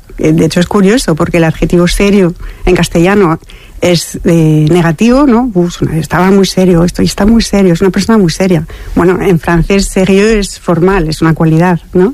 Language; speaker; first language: Spanish; non-native, fluent; French